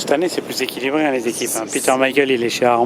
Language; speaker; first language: French; native; French